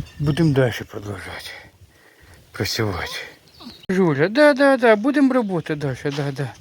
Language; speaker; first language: Ukrainian; native; Ukrainian